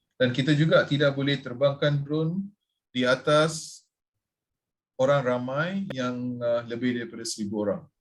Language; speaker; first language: Malay; non-native, local second language; Tamil